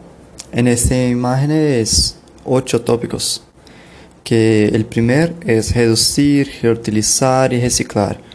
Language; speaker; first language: Spanish; non-native, learner; Portuguese